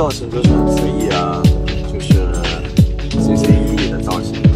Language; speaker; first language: Chinese; native; Chinese